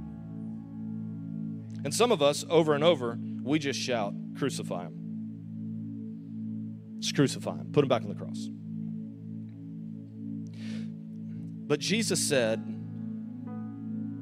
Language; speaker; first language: English; native; English